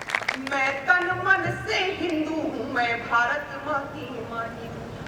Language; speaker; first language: Hindi; native; Hindi